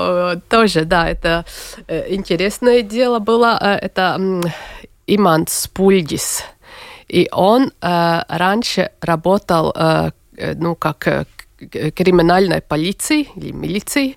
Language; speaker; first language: Russian; non-native, local second language; Latvian